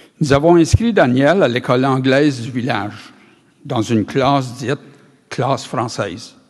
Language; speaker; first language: French; native; French